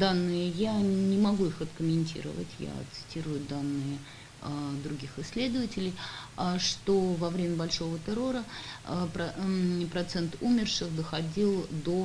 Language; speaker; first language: Russian; native; Russian